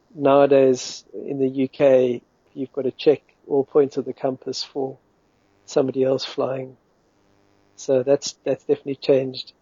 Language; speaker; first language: English; native; English